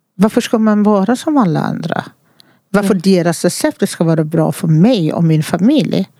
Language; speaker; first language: Swedish; non-native, fluent; Persian